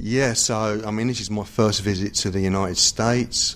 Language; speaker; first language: English; native; English